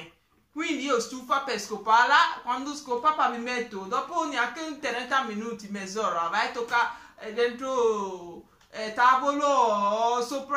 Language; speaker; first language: Italian; non-native, learner; English